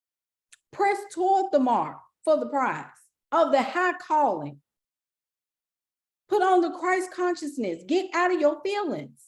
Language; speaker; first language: English; native; English